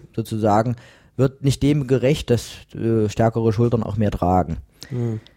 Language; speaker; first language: German; native; German